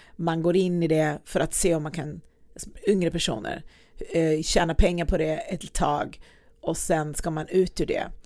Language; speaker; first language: Swedish; early bilingual, other home language; Persian